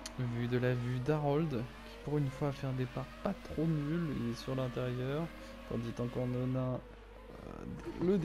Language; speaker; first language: French; native; French